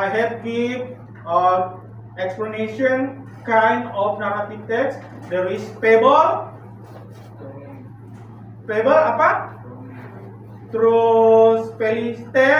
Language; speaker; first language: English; non-native, learner; Indonesian